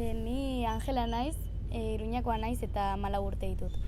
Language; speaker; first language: Basque; non-native, local second language; Spanish